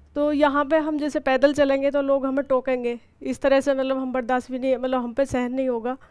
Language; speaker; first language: Hindi; native; Hindi